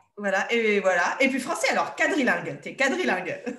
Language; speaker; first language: French; native; French